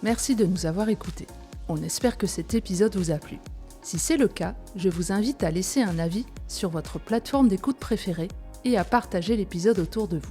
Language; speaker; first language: French; native; French